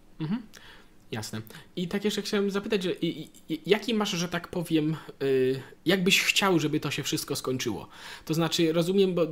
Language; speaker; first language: Polish; native; Polish